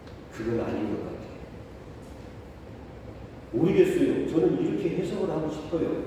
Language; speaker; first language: Korean; native; Korean